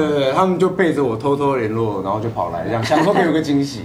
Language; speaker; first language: Chinese; native; Chinese